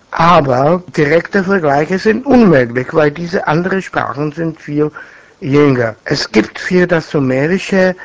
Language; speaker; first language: German; non-native, fluent; Czech